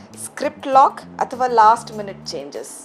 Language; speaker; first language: Kannada; native; Kannada